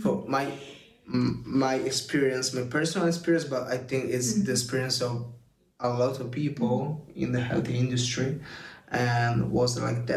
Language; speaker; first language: English; non-native, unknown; Italian